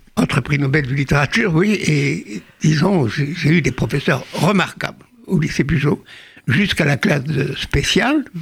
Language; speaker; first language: French; native; French